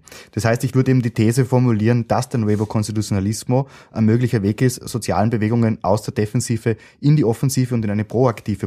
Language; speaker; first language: German; native; German